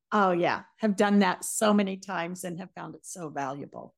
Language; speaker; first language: English; native; English